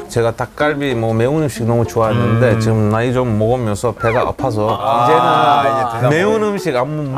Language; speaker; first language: Korean; non-native, fluent; Turkish